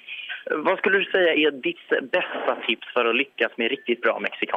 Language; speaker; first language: Swedish; native; Swedish